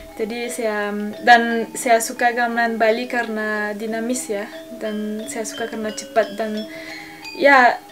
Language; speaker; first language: Indonesian; non-native, learner; French